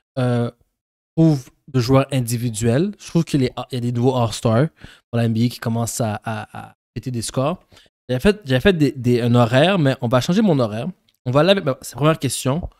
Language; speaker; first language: French; early bilingual, other home language; Haitian Creole